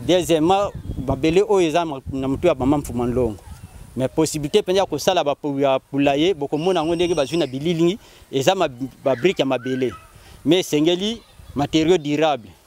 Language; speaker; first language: Lingala; native; Lingala